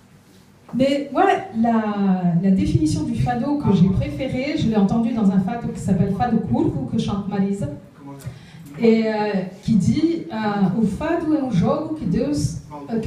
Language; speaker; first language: French; native; French